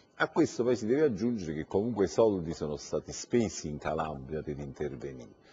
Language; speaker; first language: Italian; native; Italian